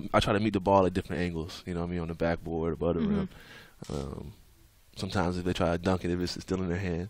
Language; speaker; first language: English; native; English